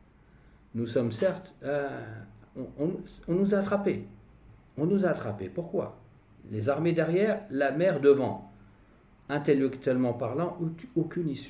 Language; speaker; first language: French; native; French